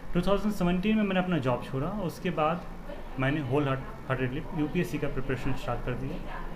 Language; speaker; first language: Hindi; native; Hindi